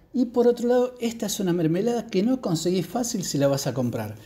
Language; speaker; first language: Spanish; native; Spanish